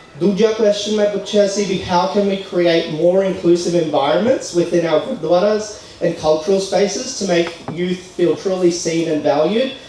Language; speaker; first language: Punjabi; early bilingual, heritage; Punjabi